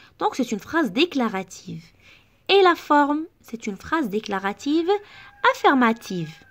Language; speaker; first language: French; non-native, local second language; Arabic